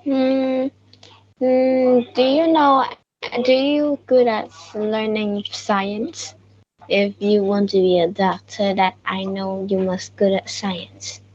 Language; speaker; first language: English; non-native, learner; Vietnamese